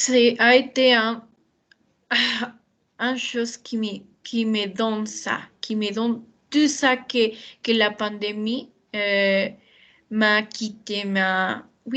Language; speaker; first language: French; non-native, learner; Spanish